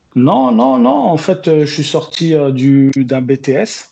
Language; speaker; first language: French; native; French